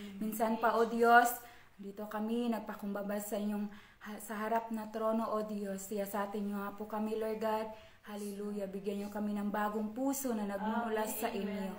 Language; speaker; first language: Filipino; non-native, local second language; Cebuano